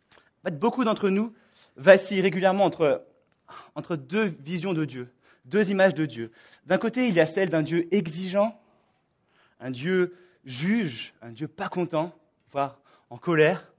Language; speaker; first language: French; native; French